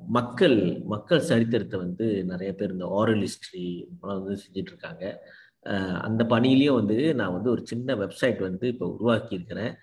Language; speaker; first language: Tamil; early bilingual, heritage; Tamil